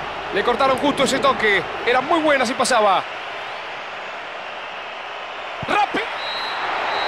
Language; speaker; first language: Spanish; native; Spanish